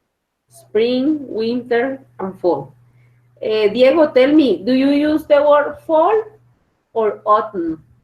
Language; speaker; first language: English; non-native, fluent; Spanish